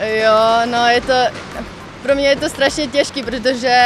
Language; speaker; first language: Czech; non-native, local second language; English